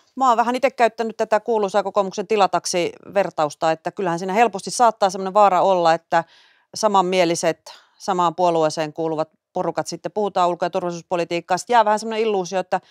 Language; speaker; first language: Finnish; native; Finnish